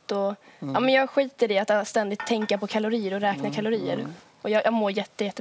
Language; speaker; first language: Swedish; native; Swedish